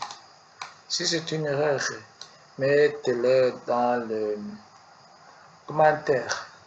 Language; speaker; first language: French; non-native, learner; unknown